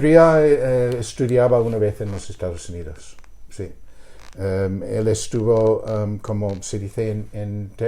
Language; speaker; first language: Spanish; non-native, fluent; English